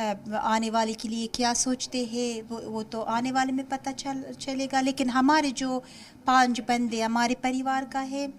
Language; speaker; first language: Hindi; non-native, fluent; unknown